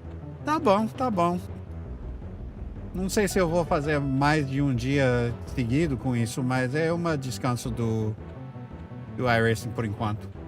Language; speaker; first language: Portuguese; non-native, fluent; English